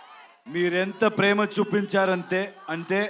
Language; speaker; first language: Telugu; non-native, learner; Kannada